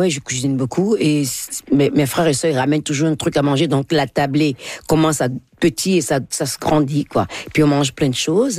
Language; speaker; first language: French; non-native, local second language; Fon